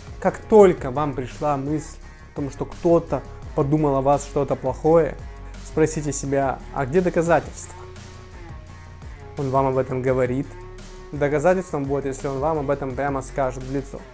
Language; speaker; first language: Russian; native; Russian